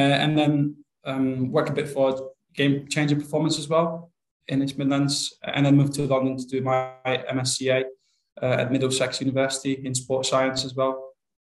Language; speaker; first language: English; non-native, fluent; Polish